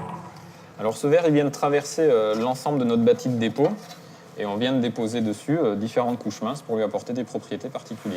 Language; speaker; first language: French; native; French